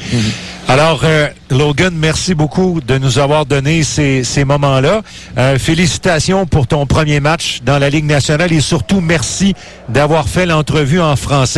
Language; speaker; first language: French; native; French